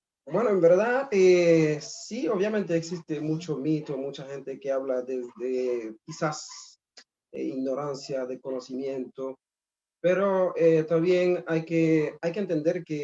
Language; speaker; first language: Spanish; non-native, fluent; Haitian Creole